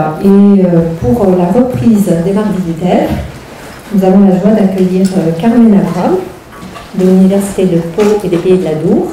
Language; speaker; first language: French; native; French